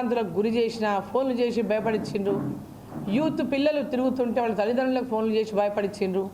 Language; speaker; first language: Telugu; native; Telugu